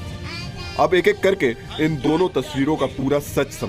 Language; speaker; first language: Hindi; native; Hindi